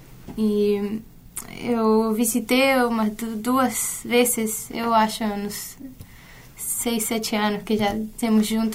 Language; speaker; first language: Portuguese; non-native, fluent; Spanish